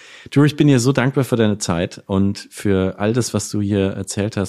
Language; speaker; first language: German; native; German